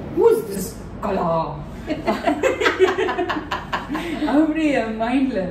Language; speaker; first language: Tamil; non-native, local second language; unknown